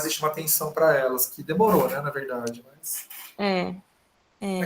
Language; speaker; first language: Portuguese; native; Portuguese